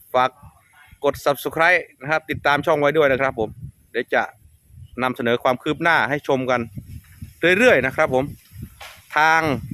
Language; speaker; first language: Thai; non-native, local second language; Northeastern Thai